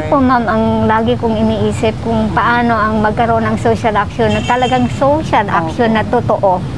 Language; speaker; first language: Filipino; non-native, local second language; Aklanon